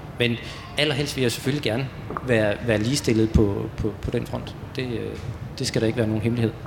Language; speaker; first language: Danish; native; Danish